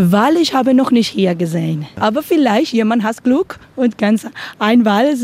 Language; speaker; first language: German; non-native, learner; Spanish